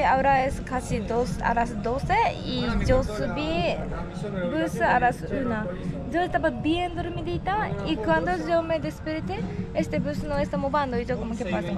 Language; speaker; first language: Spanish; non-native, fluent; Japanese